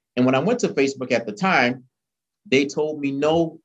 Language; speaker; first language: English; early bilingual, other home language; Haitian Creole